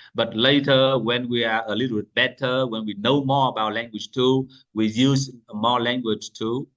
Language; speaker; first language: English; non-native, fluent; Vietnamese